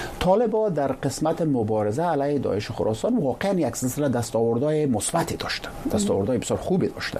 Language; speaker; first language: Persian; native; Persian